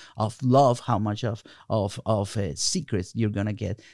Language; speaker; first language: English; non-native, fluent; Spanish